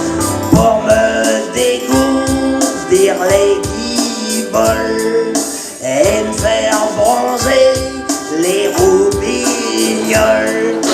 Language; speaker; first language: French; native; French